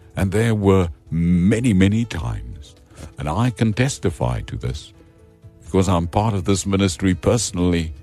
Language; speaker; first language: English; non-native, local second language; Afrikaans